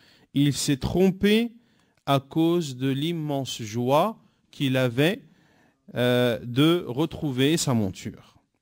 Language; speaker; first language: French; native; French